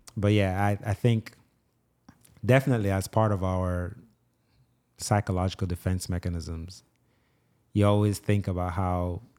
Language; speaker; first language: English; non-native, local second language; Igbo